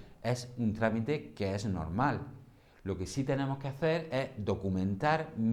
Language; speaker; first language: Spanish; native; Spanish